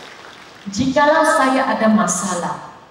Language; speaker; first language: Indonesian; non-native, local second language; Chinese